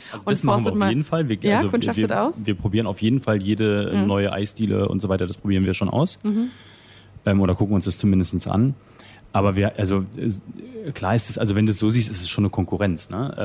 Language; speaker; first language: German; native; German